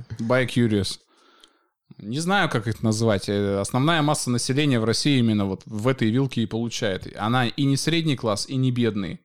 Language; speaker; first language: Russian; native; Russian